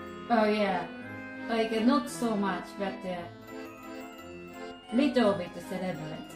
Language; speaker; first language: English; non-native, learner; Japanese